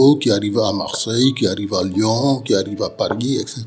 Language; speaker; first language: French; non-native, local second language; Wolof